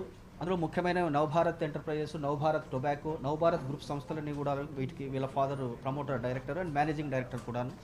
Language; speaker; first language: Telugu; native; Telugu